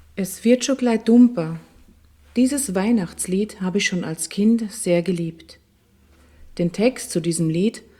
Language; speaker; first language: German; native; German